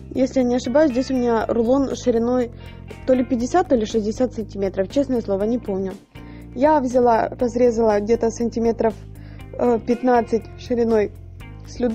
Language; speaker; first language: Russian; native; Russian